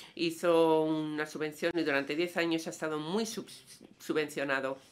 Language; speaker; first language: Spanish; non-native, fluent; Danish